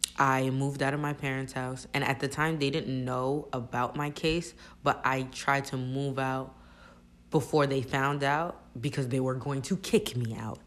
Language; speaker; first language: English; early bilingual, other home language; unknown